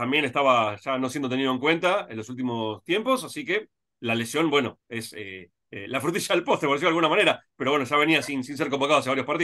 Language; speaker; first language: Spanish; native; Spanish